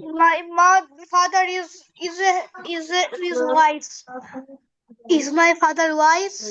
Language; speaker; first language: English; non-native, learner; Bangla